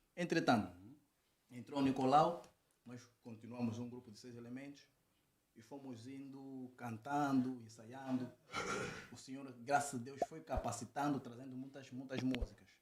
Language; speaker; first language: Portuguese; native; Portuguese